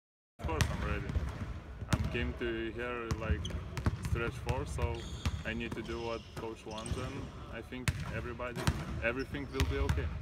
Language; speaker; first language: English; non-native, learner; Lithuanian